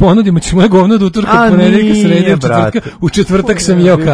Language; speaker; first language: Serbian; native; Serbian